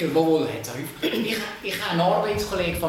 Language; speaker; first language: German; native; German